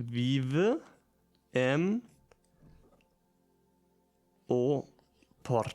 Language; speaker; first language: Portuguese; non-native, learner; German